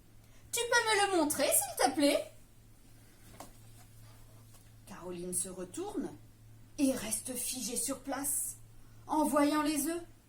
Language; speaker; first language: French; native; French